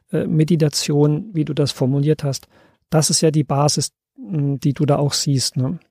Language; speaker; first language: German; native; German